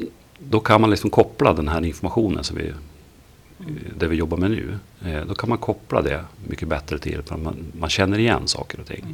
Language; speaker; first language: Swedish; native; Swedish